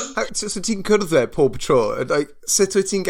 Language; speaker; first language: Welsh; non-native, fluent; English